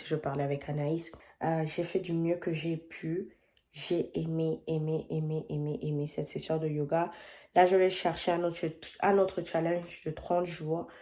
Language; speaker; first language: French; non-native, fluent; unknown